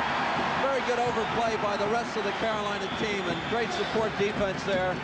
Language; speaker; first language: English; native; English